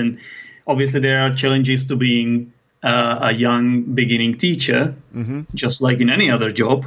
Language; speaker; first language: English; non-native, fluent; Czech